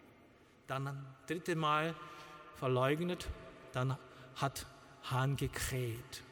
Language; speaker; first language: German; non-native, learner; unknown